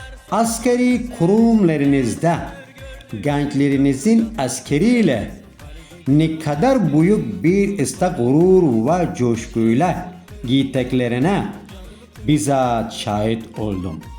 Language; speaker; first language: Turkish; non-native, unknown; Persian